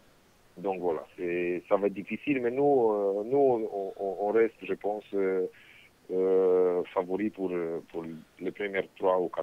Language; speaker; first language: French; non-native, fluent; Romanian